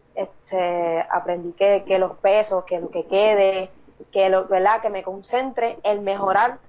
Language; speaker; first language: Spanish; native; Spanish